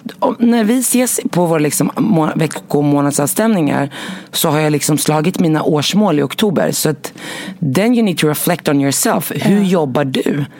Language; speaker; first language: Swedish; early bilingual, other home language; Arabic